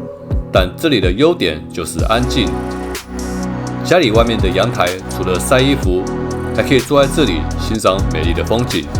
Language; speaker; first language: Chinese; native; Chinese